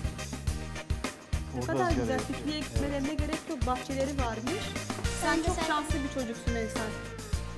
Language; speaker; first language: Turkish; native; Turkish